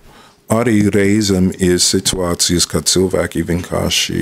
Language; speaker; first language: Latvian; non-native, fluent; English